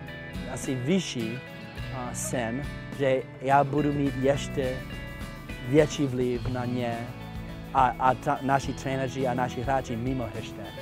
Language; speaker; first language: Czech; non-native, fluent; English